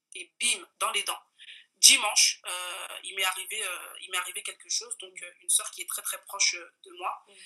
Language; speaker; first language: French; non-native, local second language; Bambara